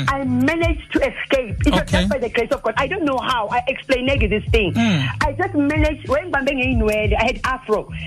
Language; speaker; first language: English; non-native, local second language; Xhosa